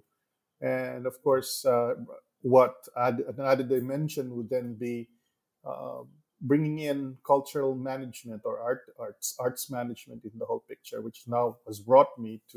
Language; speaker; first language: English; non-native, local second language; Hiligaynon